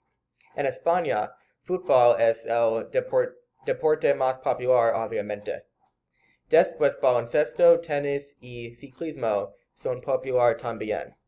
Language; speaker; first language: Spanish; non-native, learner; English